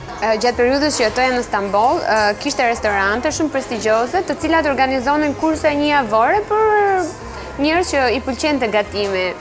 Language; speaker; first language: Albanian; native; Albanian